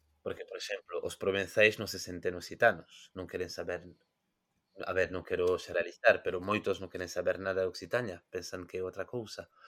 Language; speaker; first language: Galician; non-native, fluent; French